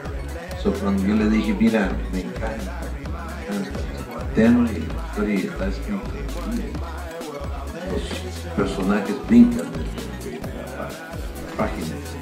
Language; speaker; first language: Spanish; early bilingual, other home language; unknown